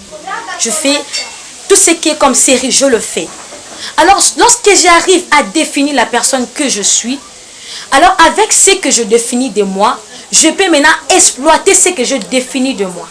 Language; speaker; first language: French; non-native, local second language; Lingala